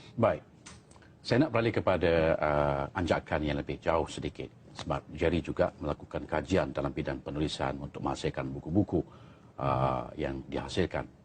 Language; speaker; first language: Malay; native; Malay